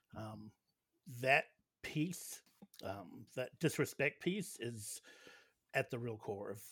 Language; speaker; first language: English; native; English